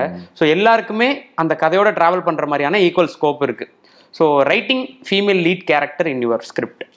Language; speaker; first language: Tamil; native; Tamil